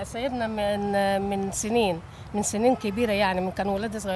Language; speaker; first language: Arabic; native; Arabic